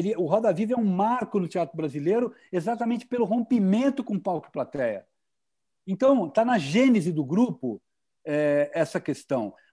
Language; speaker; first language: Portuguese; native; Portuguese